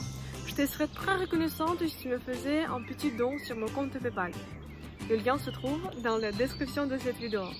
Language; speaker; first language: French; non-native, fluent; Russian